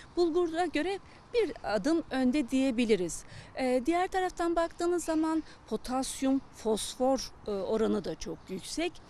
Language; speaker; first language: Turkish; native; Turkish